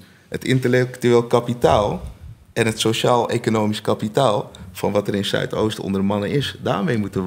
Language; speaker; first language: Dutch; native; Dutch